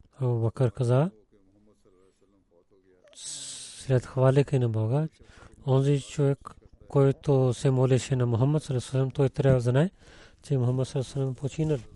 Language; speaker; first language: Bulgarian; non-native, learner; Urdu